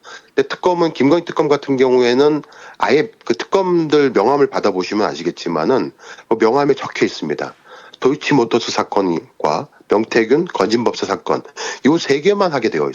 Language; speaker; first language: Korean; native; Korean